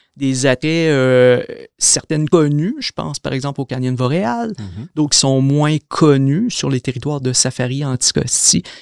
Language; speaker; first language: French; native; French